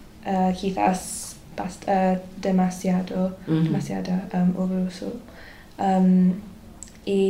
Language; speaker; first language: Spanish; non-native, learner; English